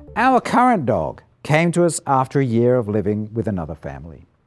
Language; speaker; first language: English; native; English